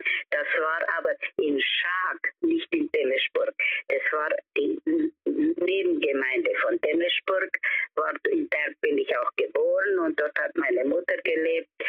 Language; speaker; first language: German; early bilingual, heritage; German